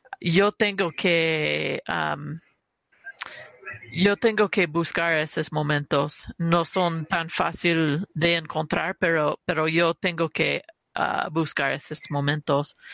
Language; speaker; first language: Spanish; early bilingual, heritage; Spanish